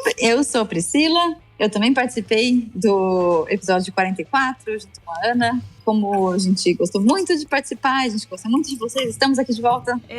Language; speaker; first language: Portuguese; native; Portuguese